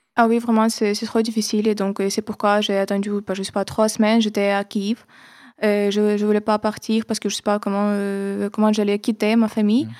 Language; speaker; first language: French; non-native, fluent; Ukrainian